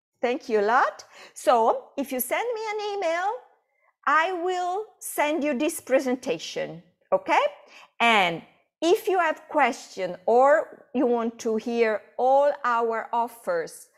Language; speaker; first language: English; non-native, fluent; Italian